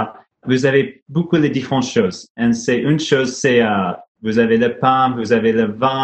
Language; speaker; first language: French; non-native, learner; English